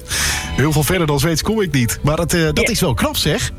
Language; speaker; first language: Dutch; native; Dutch